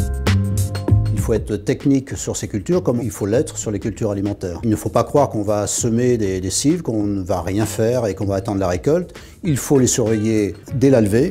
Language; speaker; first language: French; native; French